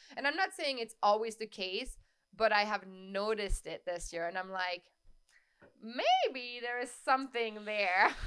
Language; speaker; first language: English; non-native, fluent; French